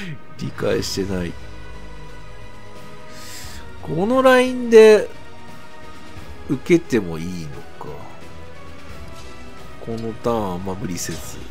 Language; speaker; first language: Japanese; native; Japanese